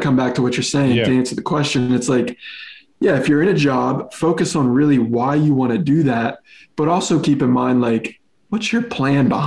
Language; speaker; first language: English; native; English